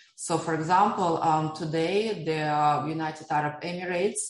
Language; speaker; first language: English; non-native, fluent; Russian